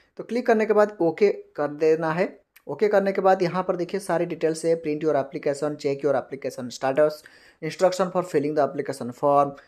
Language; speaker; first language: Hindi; non-native, local second language; Bangla